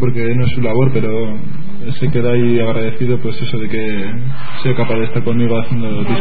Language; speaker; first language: Spanish; native; Spanish